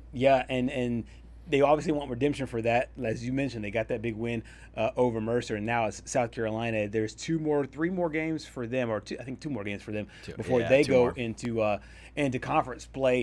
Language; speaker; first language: English; native; English